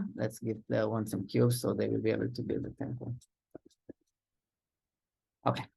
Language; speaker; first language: English; non-native, fluent; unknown